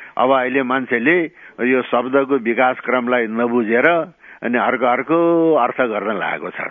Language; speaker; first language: Nepali; non-native, local second language; Gurung